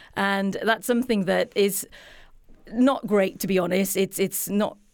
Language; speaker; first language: English; native; English